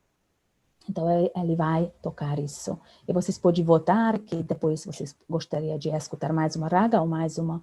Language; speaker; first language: Portuguese; non-native, fluent; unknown